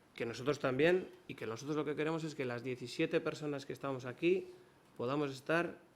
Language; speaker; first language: Spanish; non-native, local second language; Basque